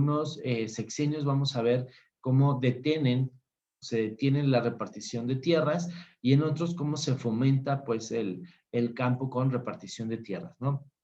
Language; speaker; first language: Spanish; native; Spanish